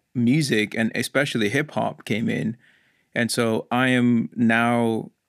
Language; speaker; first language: English; non-native, local second language; Hindi